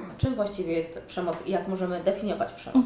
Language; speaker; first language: Polish; native; Polish